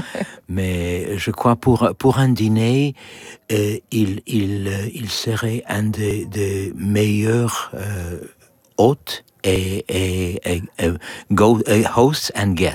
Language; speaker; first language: French; non-native, learner; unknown